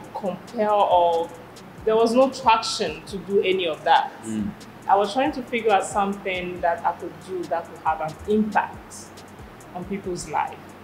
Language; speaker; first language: English; non-native, fluent; French